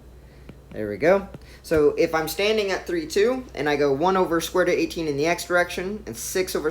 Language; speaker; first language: English; native; English